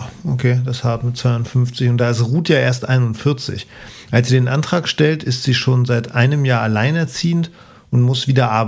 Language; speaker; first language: German; native; German